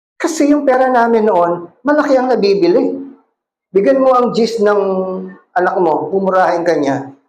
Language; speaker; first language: Filipino; non-native, local second language; Cebuano